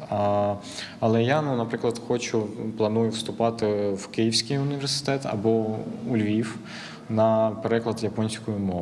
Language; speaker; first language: Ukrainian; non-native, local second language; Russian